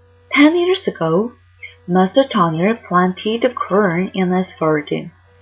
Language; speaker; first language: English; non-native, fluent; Korean